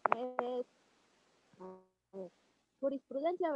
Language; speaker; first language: Spanish; native; Spanish